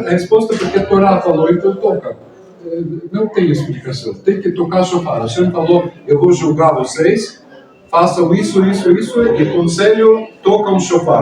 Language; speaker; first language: Portuguese; non-native, fluent; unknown